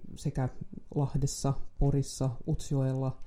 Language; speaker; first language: Finnish; non-native, local second language; Swedish